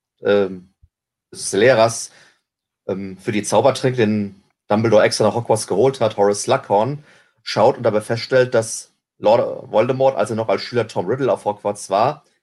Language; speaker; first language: German; native; German